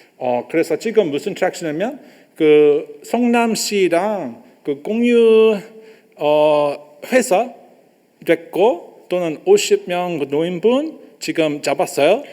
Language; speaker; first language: Korean; non-native, learner; English